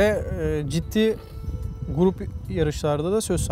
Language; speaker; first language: Turkish; native; Turkish